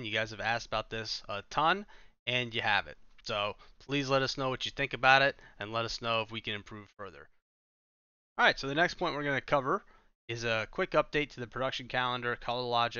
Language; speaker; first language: English; native; English